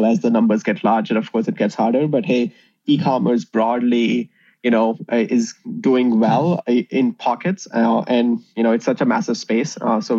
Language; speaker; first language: English; non-native, local second language; Hindi